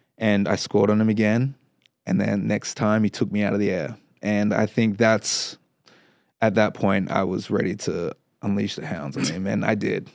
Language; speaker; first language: English; native; English